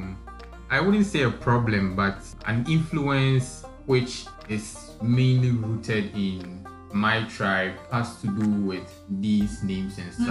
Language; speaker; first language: English; non-native, local second language; Akan